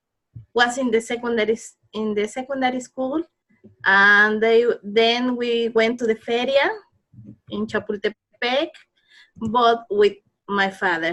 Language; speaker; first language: English; non-native, learner; Spanish